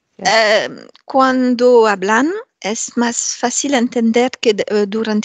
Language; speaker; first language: Spanish; non-native, learner; French